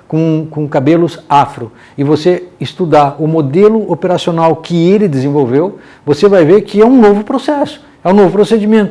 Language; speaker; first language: Portuguese; native; Portuguese